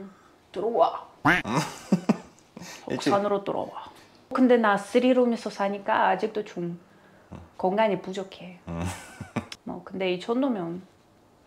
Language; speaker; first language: Korean; non-native, learner; Russian